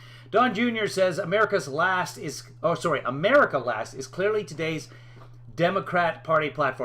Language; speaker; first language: English; native; English